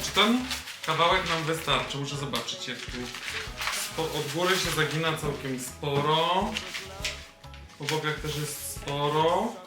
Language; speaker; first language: Polish; native; Polish